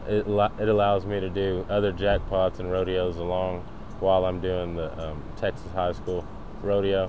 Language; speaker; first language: English; native; English